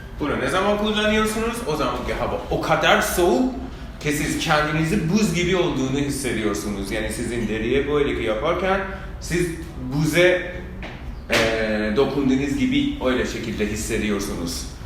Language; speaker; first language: Turkish; non-native, fluent; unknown